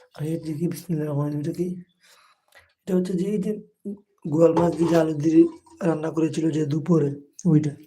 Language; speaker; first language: Bangla; native; Bangla